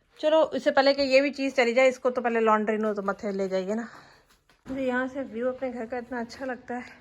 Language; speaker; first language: Urdu; native; Urdu